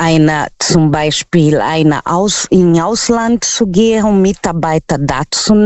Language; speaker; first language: German; non-native, learner; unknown